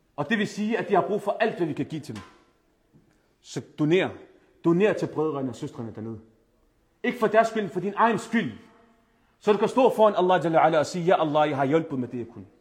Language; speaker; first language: Danish; early bilingual, other home language; Arabic